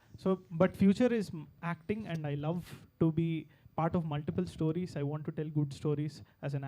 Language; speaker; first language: Telugu; native; Telugu